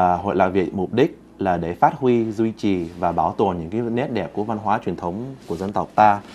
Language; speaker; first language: Vietnamese; early bilingual, heritage; Vietnamese